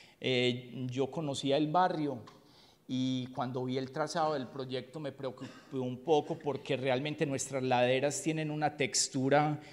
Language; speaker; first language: Spanish; native; Spanish